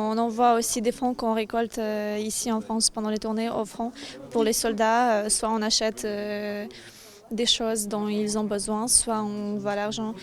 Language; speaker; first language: French; non-native, fluent; Ukrainian